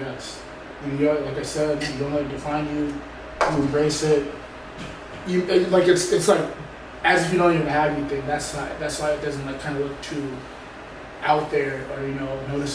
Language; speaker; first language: English; native; English